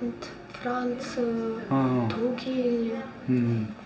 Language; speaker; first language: Korean; non-native, learner; Ukrainian